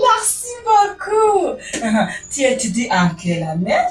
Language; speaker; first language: French; non-native, local second language; Kinyarwanda